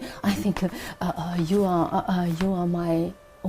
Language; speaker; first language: English; non-native, learner; Chinese